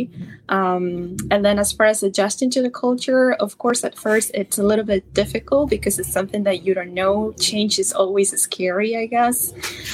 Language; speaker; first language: English; non-native, fluent; Spanish